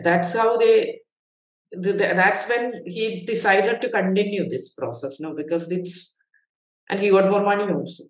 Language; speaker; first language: English; non-native, local second language; Malayalam